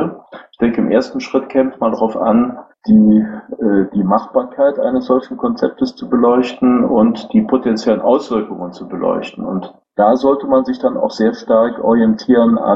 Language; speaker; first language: German; native; German